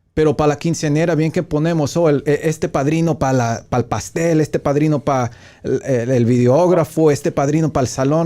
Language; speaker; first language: Spanish; early bilingual, heritage; Spanish